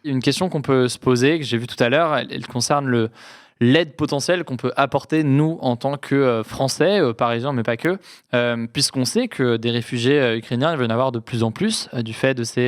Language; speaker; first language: French; native; French